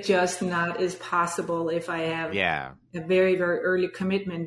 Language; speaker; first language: English; non-native, fluent; Danish